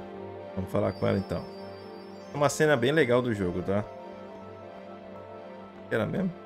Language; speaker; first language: Portuguese; native; Portuguese